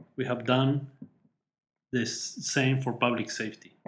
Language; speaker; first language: English; non-native, fluent; Spanish